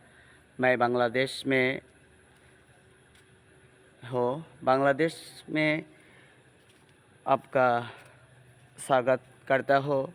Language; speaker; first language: Hindi; non-native, learner; Bangla